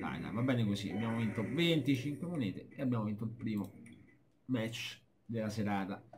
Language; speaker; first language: Italian; native; Italian